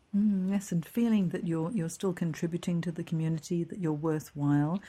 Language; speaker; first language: English; native; English